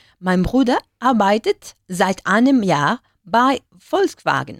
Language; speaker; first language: German; non-native, learner; Spanish